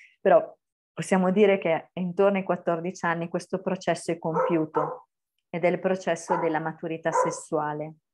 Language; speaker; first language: Italian; native; Italian